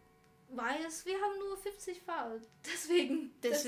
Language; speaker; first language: German; non-native, learner; Chinese